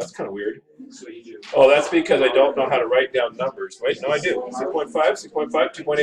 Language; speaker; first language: English; native; English